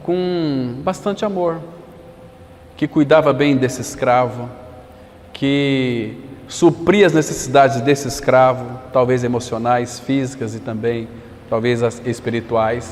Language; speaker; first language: Portuguese; native; Portuguese